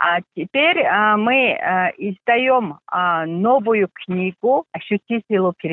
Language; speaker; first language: Russian; non-native, fluent; Mongolian